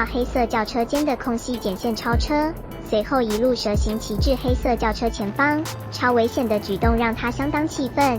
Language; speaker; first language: Chinese; native; Chinese